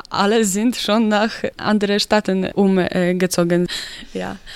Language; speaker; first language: German; non-native, learner; Polish